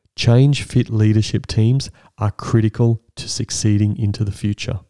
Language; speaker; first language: English; native; English